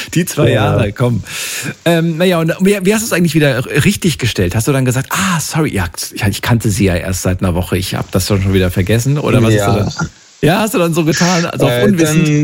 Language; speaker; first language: German; native; German